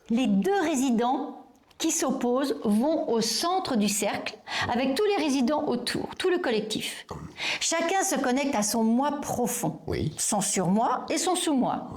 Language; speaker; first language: French; native; French